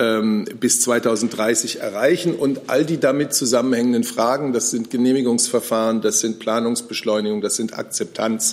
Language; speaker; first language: German; native; German